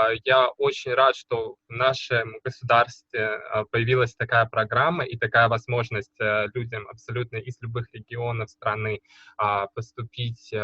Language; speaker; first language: Russian; native; Russian